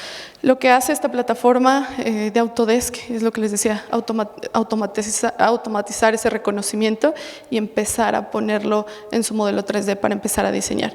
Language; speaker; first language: Spanish; native; Spanish